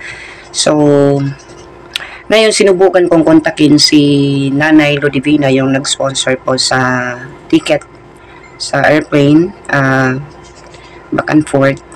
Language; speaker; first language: Filipino; native; Filipino